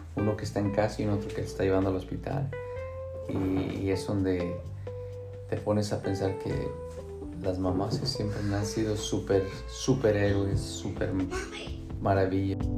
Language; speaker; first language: Spanish; early bilingual, heritage; Spanish